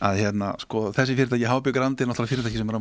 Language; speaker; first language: Icelandic; native; Icelandic